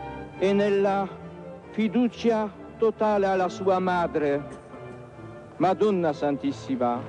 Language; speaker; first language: Italian; non-native, fluent; Polish